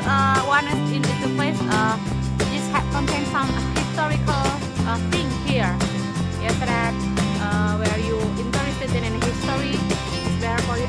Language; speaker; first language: English; non-native, local second language; Indonesian